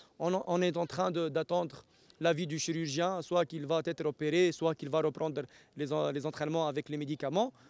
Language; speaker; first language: French; non-native, local second language; Arabic